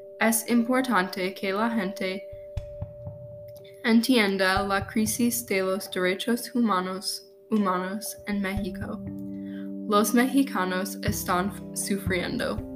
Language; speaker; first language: Spanish; non-native, learner; English